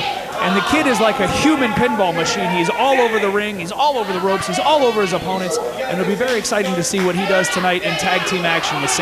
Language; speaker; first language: English; native; English